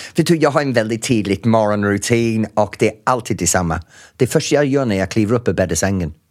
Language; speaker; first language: Swedish; non-native, fluent; English